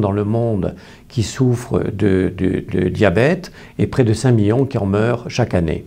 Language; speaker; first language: French; native; French